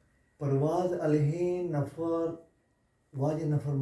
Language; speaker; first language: Arabic; non-native, learner; Urdu